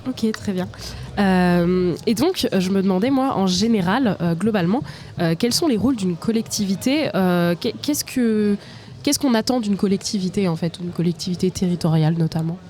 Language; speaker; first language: French; native; French